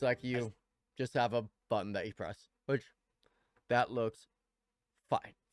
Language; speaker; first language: English; native; English